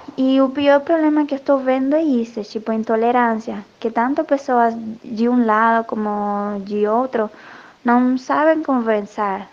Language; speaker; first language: Portuguese; non-native, fluent; Spanish